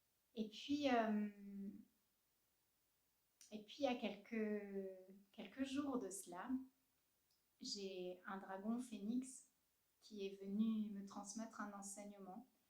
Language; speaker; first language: French; native; French